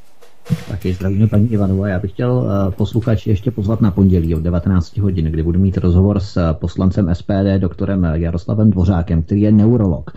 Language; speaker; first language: Czech; native; Czech